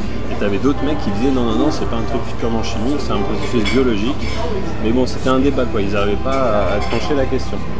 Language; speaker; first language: French; native; French